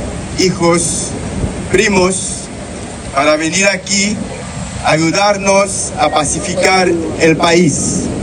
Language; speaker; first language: Spanish; non-native, fluent; French